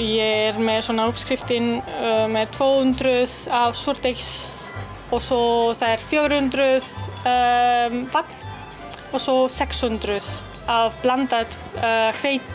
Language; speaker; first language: Icelandic; non-native, learner; Italian